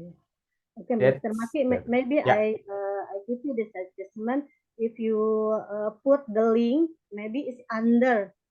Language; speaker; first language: English; non-native, learner; Indonesian